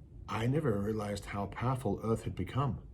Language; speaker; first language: English; native; English